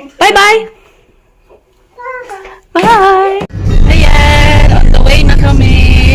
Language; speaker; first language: Filipino; native; Filipino